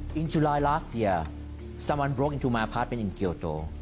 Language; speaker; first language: English; non-native, fluent; Thai